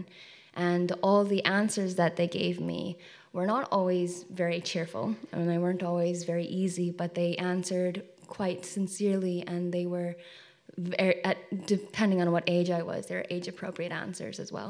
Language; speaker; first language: English; native; English